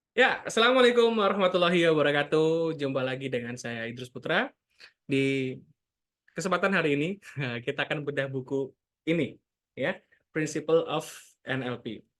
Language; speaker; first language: Indonesian; native; Indonesian